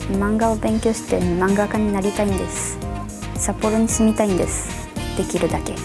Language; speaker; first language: Japanese; non-native, fluent; French